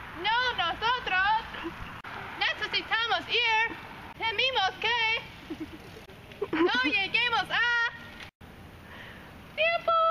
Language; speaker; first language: Spanish; non-native, learner; English